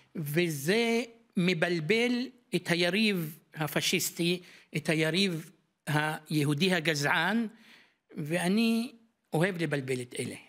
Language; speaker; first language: Hebrew; non-native, local second language; Arabic